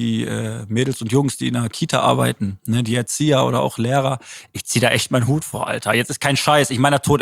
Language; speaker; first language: German; native; German